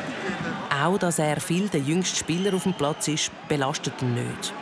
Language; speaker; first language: German; native; German